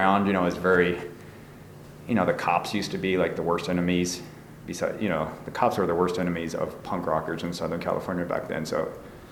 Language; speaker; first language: English; native; English